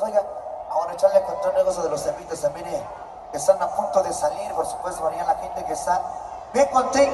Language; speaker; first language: Spanish; native; Spanish